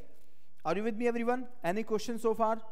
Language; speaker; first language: English; non-native, local second language; Hindi